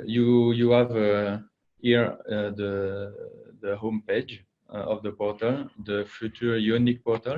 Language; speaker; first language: English; non-native, fluent; French